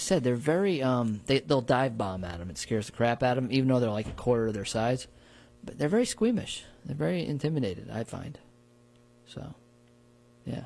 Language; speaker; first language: English; native; English